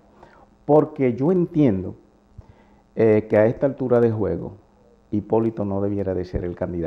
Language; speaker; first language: Spanish; native; Spanish